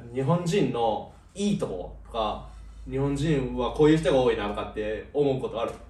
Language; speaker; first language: Japanese; native; Japanese